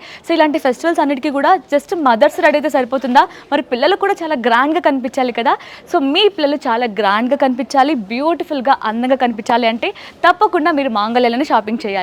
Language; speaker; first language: Telugu; native; Telugu